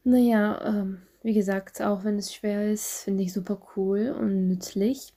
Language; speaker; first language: German; non-native, fluent; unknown